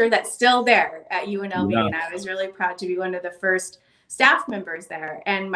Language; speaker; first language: English; native; English